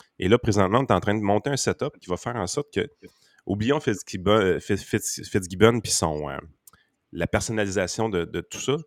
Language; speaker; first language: French; native; French